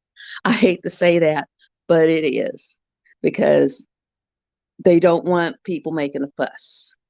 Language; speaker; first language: English; native; English